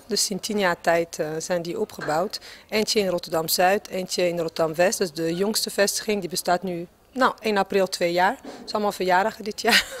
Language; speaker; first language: Dutch; non-native, fluent; French